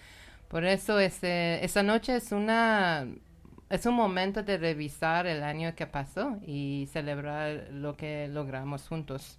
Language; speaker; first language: Spanish; non-native, learner; Persian